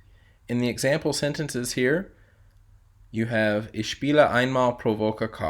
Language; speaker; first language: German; non-native, fluent; English